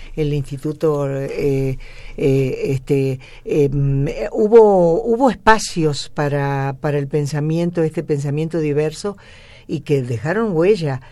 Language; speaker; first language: Spanish; native; Spanish